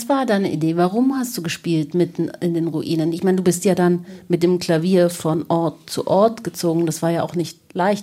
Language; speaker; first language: German; native; German